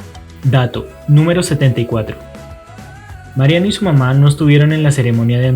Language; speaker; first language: Spanish; native; Spanish